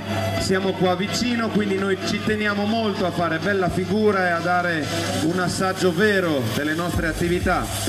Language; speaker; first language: Italian; native; Italian